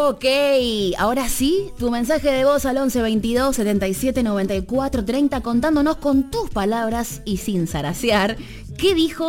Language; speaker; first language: Spanish; native; Spanish